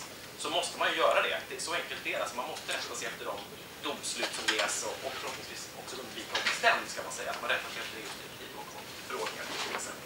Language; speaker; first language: Swedish; native; Swedish